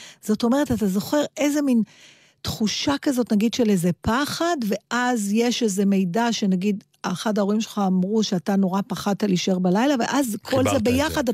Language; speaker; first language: Hebrew; native; Hebrew